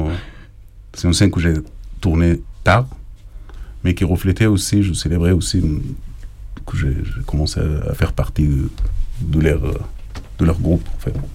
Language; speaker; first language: French; non-native, fluent; Arabic